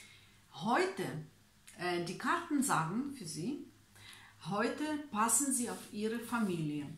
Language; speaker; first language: German; non-native, fluent; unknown